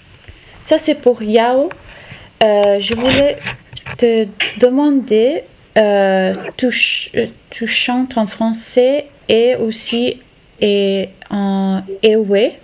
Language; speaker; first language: French; non-native, learner; Italian